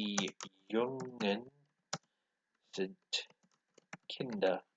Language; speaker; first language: German; non-native, learner; English